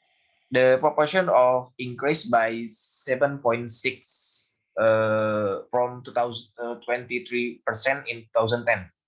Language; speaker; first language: English; non-native, learner; Indonesian